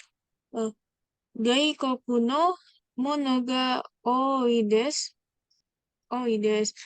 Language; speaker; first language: Japanese; non-native, learner; Indonesian